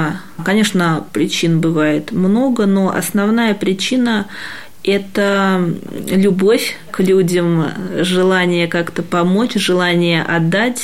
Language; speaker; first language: Russian; native; Russian